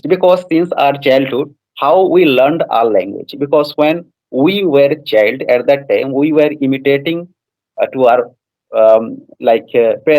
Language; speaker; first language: English; non-native, fluent; Odia